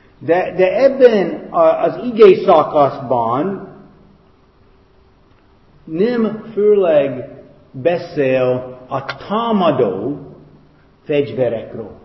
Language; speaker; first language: Hungarian; non-native, fluent; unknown